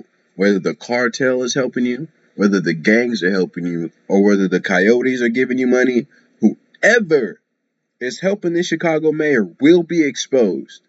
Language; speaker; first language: English; native; English